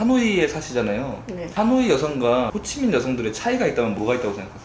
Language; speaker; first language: Korean; native; Korean